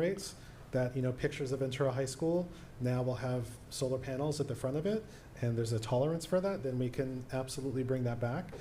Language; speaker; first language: English; native; English